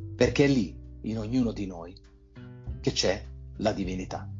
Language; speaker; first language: Italian; native; Italian